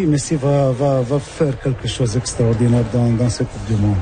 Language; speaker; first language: French; non-native, local second language; Arabic